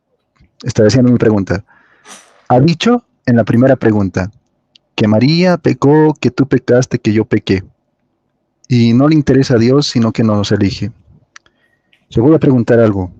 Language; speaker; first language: Spanish; native; Spanish